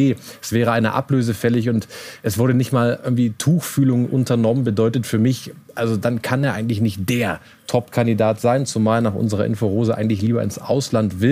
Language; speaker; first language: German; native; German